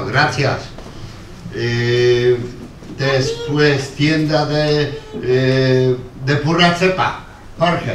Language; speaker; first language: Spanish; non-native, learner; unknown